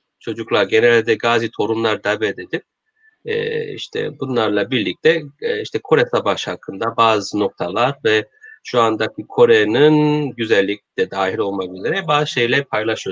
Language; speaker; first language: Turkish; non-native, learner; Korean